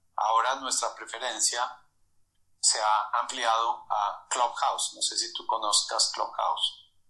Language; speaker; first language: Spanish; native; Spanish